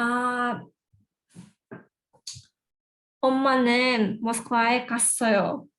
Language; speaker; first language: Korean; non-native, learner; Russian